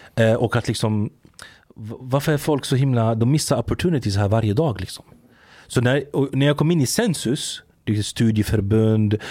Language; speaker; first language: Swedish; early bilingual, other home language; Arabic